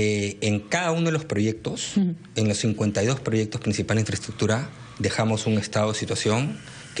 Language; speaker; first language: Spanish; native; Spanish